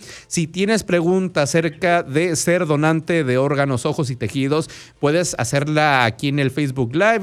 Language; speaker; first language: Spanish; native; Spanish